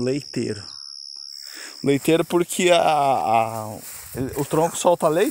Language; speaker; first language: Portuguese; native; Portuguese